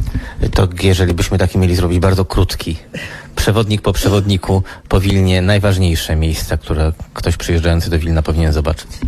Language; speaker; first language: Polish; native; Polish